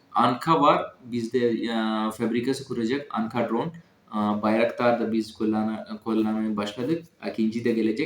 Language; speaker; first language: Turkish; non-native, fluent; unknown